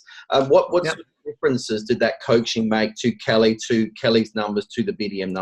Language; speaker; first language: English; native; English